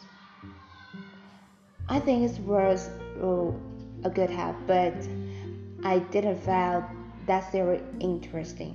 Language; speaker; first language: English; non-native, fluent; Vietnamese